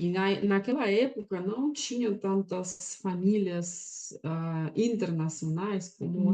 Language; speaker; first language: Portuguese; non-native, fluent; Russian